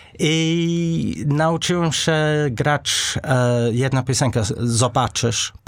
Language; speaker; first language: Polish; non-native, fluent; English